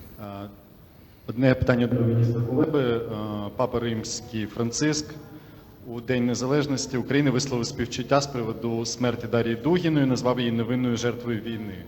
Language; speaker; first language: Ukrainian; native; Ukrainian